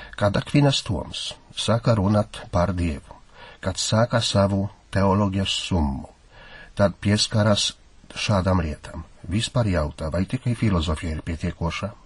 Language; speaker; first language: Latvian; non-native, fluent; Polish